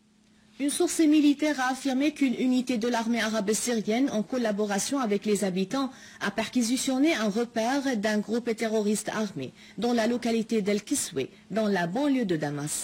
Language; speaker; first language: French; non-native, fluent; Arabic